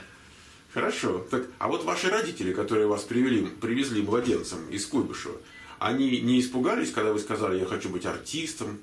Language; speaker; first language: Russian; native; Russian